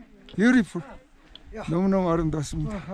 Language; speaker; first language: Korean; native; Korean